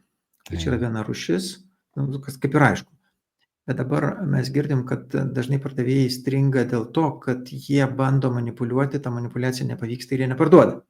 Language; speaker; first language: Lithuanian; native; Lithuanian